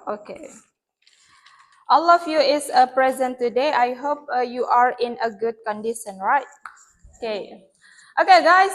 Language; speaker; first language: English; non-native, learner; Indonesian